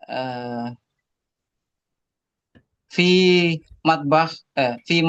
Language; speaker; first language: Arabic; non-native, learner; Indonesian